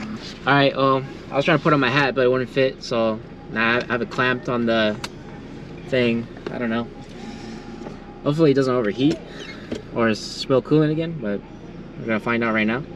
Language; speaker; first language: English; native; English